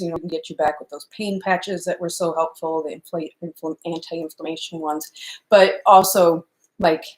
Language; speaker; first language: English; native; English